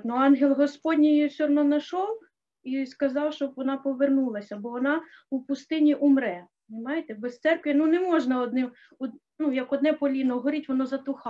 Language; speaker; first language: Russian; non-native, local second language; Ukrainian